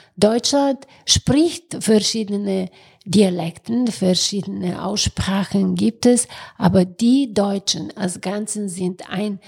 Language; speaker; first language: German; non-native, fluent; Bulgarian